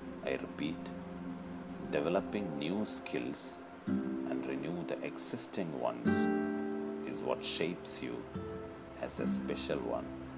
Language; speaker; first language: English; non-native, local second language; Malayalam